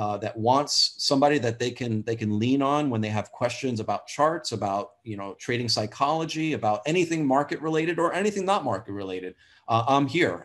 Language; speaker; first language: English; native; English